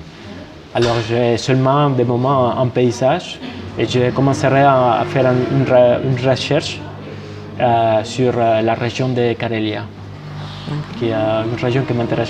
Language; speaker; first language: French; non-native, fluent; Spanish